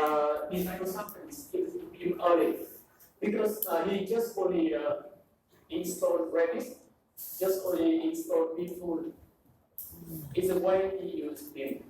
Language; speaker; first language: English; non-native, fluent; Vietnamese